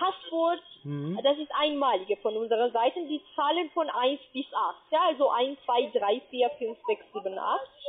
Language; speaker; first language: German; non-native, learner; Spanish